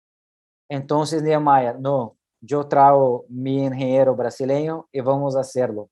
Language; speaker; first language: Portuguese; non-native, learner; Spanish